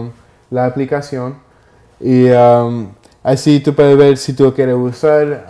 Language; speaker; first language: Spanish; early bilingual, heritage; Spanish